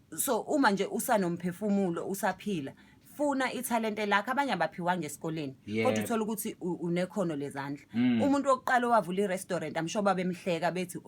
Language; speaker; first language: Zulu; native; Zulu